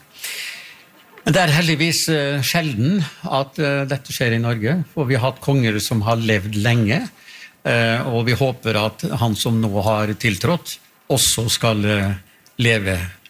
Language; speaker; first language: Norwegian; native; Norwegian